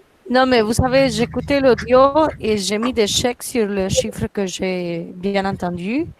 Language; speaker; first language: French; non-native, fluent; Spanish